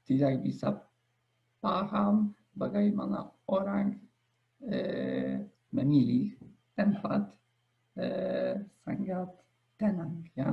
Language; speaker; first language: Indonesian; non-native, fluent; Polish